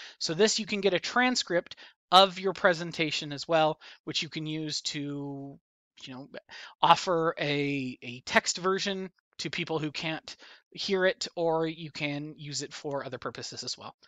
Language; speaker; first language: English; native; English